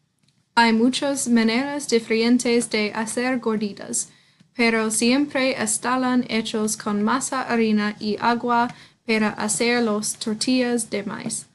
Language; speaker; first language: Spanish; non-native, learner; English